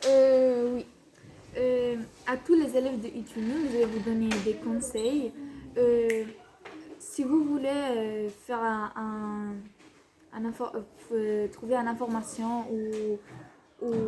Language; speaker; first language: French; non-native, fluent; Spanish